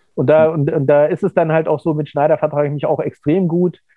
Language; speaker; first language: German; native; German